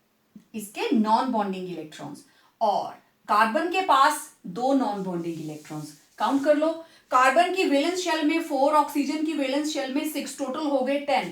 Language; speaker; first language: Hindi; native; Hindi